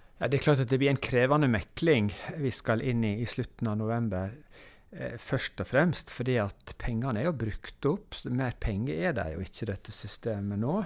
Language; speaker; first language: Norwegian; native; Norwegian